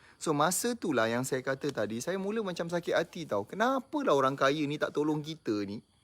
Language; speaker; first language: Malay; native; Malay